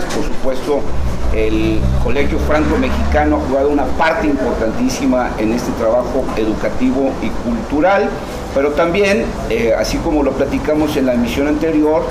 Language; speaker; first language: Spanish; native; Spanish